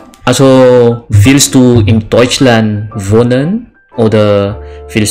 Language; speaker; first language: German; non-native, learner; Indonesian